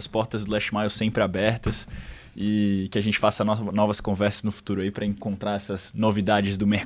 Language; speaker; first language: Portuguese; native; Portuguese